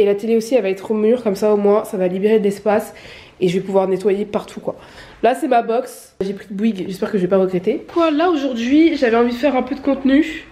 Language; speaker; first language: French; native; French